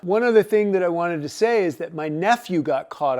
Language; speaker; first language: English; native; English